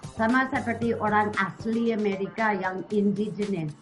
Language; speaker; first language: Indonesian; non-native, learner; English